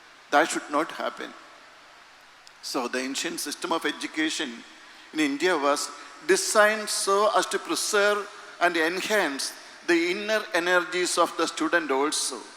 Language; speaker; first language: English; non-native, local second language; Malayalam